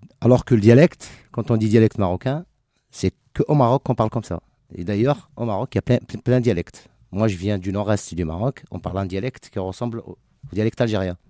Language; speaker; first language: French; non-native, local second language; Arabic